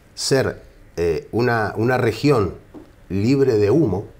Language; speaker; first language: Spanish; native; Spanish